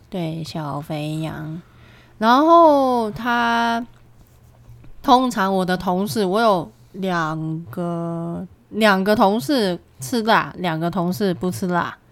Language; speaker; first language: Chinese; non-native, local second language; Cantonese